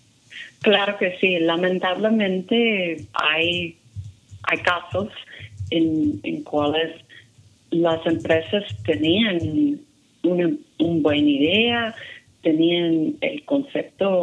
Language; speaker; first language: Spanish; non-native, fluent; English